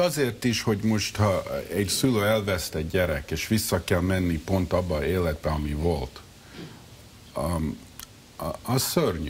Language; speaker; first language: Hungarian; early bilingual, heritage; Hungarian